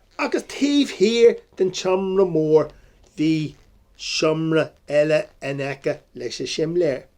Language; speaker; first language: Irish; non-native, local second language; English